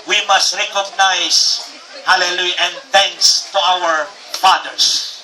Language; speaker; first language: English; non-native, local second language; Filipino